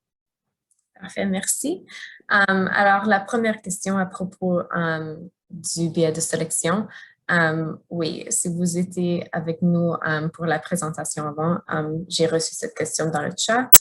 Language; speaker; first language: French; non-native, fluent; English